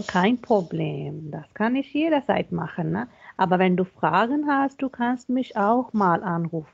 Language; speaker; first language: German; non-native, fluent; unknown